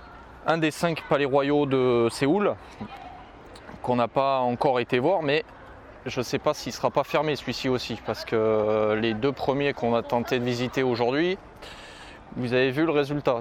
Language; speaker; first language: French; native; French